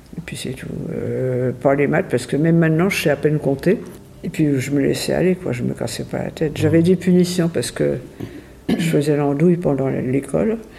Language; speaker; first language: French; native; French